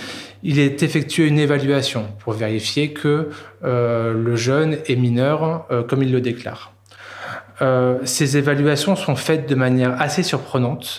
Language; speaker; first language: French; native; French